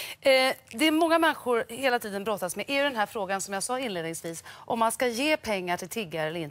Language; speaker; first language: Swedish; native; Swedish